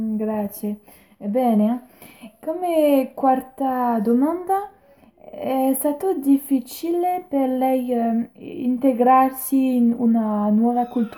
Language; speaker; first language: Italian; non-native, learner; French